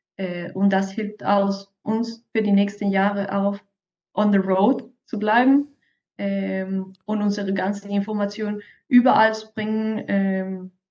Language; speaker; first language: German; non-native, fluent; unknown